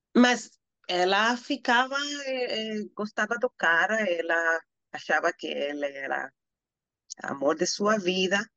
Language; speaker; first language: Portuguese; non-native, learner; Spanish